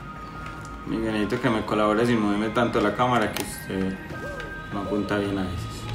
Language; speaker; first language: Spanish; native; Spanish